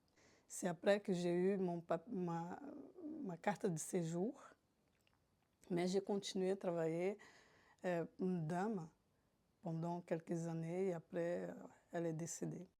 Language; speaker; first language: French; non-native, fluent; Portuguese